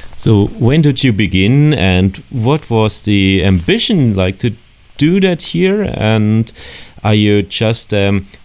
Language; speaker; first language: English; non-native, fluent; German